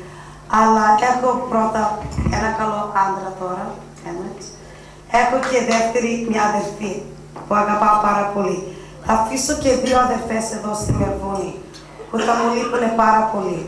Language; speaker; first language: Greek; early bilingual, heritage; Greek